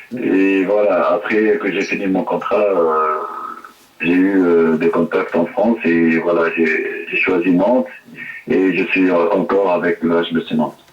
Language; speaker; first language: French; non-native, local second language; Arabic